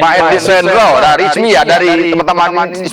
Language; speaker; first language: Indonesian; native; Indonesian